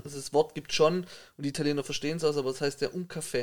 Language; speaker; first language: German; native; German